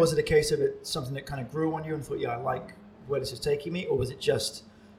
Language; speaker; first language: English; native; English